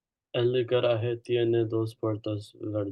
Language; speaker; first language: Spanish; non-native, learner; English